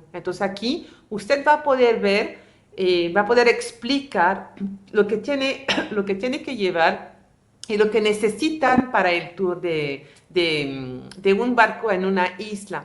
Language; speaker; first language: Spanish; native; Spanish